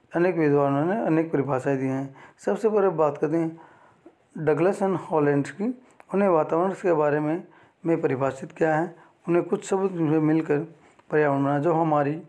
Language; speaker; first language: Hindi; native; Hindi